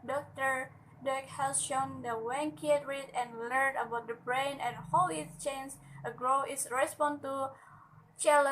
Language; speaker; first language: English; non-native, learner; Indonesian